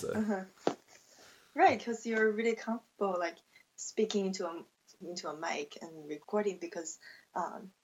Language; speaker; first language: English; non-native, fluent; Chinese